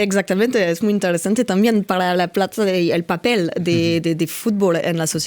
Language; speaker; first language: Spanish; non-native, fluent; French